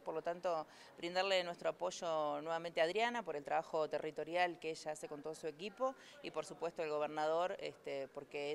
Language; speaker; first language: Spanish; native; Spanish